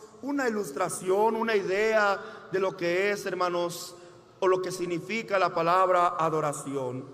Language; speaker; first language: Spanish; native; Spanish